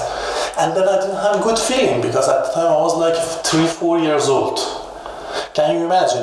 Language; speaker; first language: English; non-native, fluent; Persian